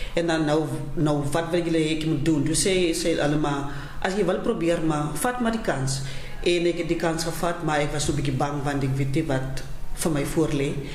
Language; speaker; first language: Afrikaans; non-native, local second language; Southern Sotho